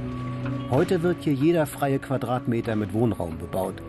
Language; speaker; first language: German; native; German